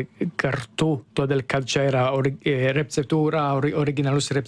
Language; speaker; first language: Lithuanian; non-native, fluent; Italian